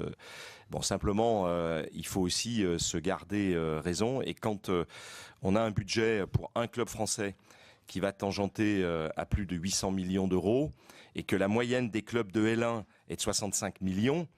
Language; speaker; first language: French; native; French